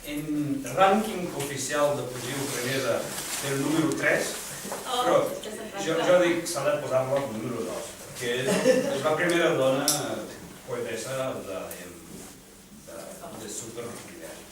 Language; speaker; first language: Catalan; non-native, fluent; Ukrainian